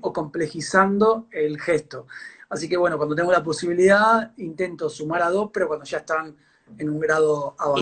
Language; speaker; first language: Spanish; native; Spanish